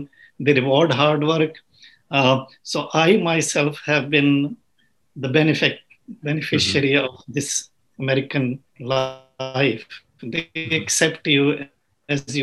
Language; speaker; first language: English; non-native, local second language; Punjabi